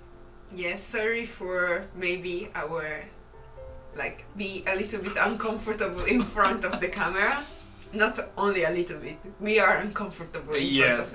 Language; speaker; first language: English; non-native, fluent; Italian